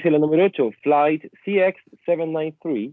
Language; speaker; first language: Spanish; native; Spanish